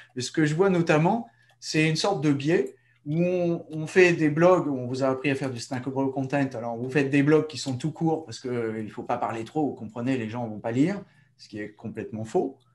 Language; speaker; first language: French; native; French